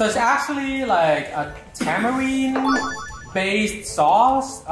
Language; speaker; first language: English; non-native, fluent; Thai